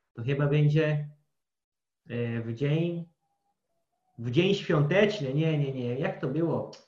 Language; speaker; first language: Polish; non-native, fluent; Portuguese